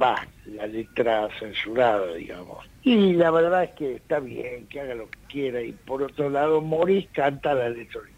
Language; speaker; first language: Spanish; native; Spanish